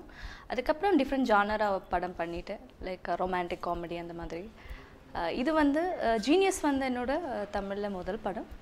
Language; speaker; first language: Tamil; non-native, learner; English